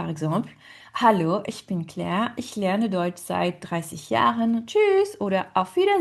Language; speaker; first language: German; non-native, fluent; French